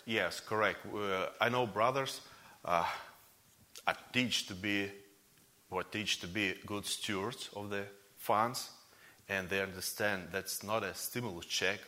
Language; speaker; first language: English; non-native, fluent; Russian